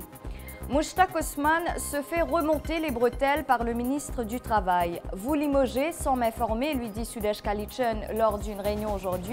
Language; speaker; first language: French; non-native, local second language; Morisyen